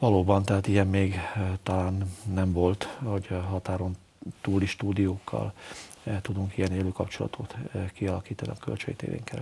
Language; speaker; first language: Hungarian; native; Hungarian